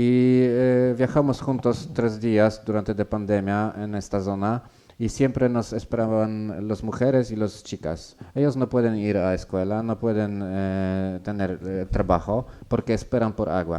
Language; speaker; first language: Spanish; non-native, learner; Polish